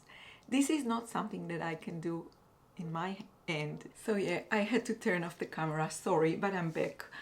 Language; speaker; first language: English; non-native, fluent; Hebrew